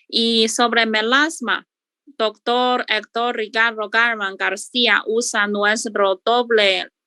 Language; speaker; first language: Spanish; non-native, learner; Chinese